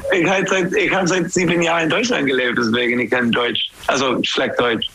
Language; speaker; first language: German; non-native, learner; English